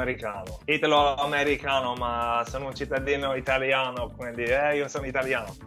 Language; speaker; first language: Italian; non-native, fluent; English